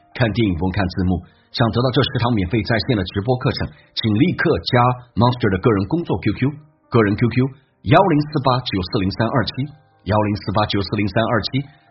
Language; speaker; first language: Chinese; native; Chinese